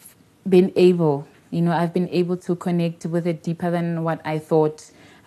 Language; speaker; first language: English; non-native, local second language; Tswana